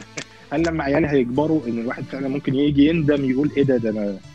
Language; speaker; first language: Arabic; native; Arabic